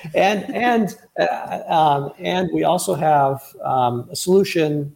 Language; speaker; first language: English; native; English